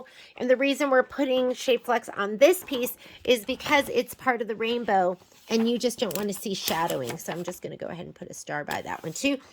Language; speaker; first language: English; native; English